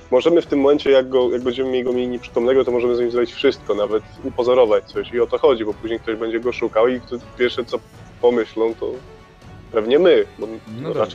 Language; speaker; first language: Polish; native; Polish